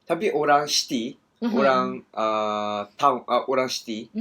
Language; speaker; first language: Indonesian; non-native, learner; Japanese